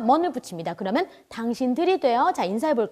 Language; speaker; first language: Korean; native; Korean